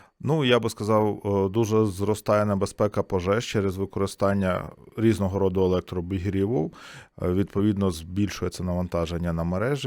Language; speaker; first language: Ukrainian; native; Ukrainian